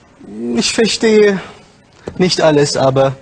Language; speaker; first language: German; early bilingual, other home language; Turkish